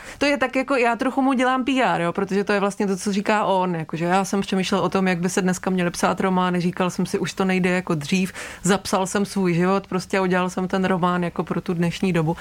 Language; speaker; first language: Czech; native; Czech